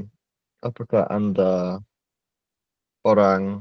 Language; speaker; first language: Indonesian; non-native, learner; English